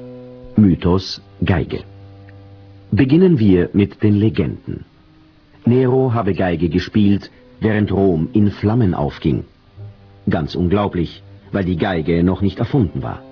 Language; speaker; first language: German; native; German